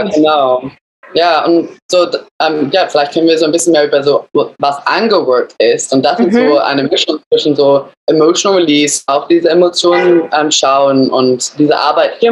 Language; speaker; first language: German; early bilingual, other home language; English